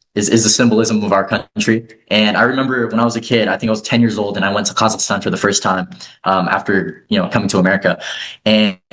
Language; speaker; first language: English; early bilingual, other home language; Kazakh